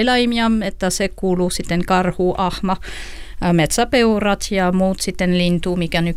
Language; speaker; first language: Finnish; non-native, learner; French